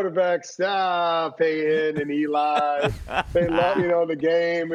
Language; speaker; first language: English; native; English